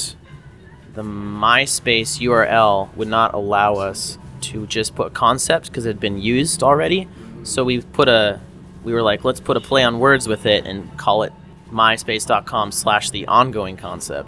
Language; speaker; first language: English; native; English